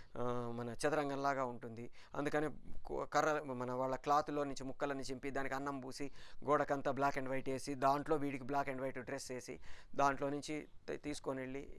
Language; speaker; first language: Telugu; native; Telugu